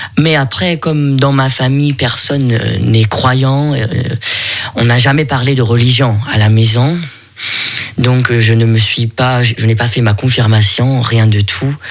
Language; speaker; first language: French; non-native, fluent; German